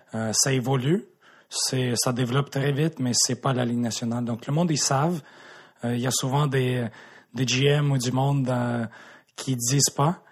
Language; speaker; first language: French; early bilingual, other home language; Russian